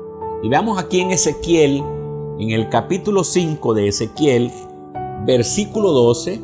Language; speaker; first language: Spanish; native; Spanish